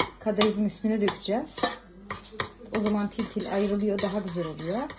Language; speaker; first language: Turkish; early bilingual, heritage; Turkish